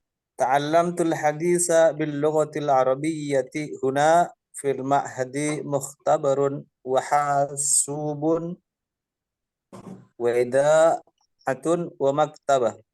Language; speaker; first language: Arabic; non-native, learner; Indonesian